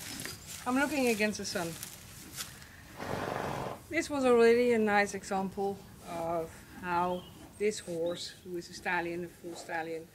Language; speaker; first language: English; non-native, fluent; Dutch